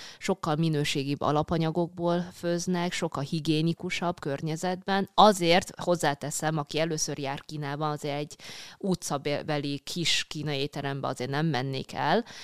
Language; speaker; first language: Hungarian; early bilingual, other home language; Chinese